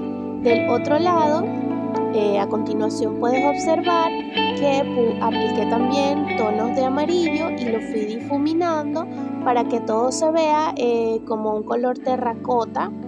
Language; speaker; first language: Spanish; native; Spanish